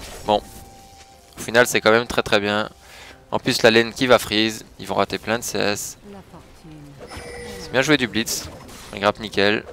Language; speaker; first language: French; native; French